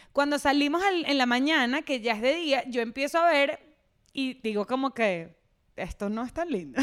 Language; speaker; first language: Spanish; native; Spanish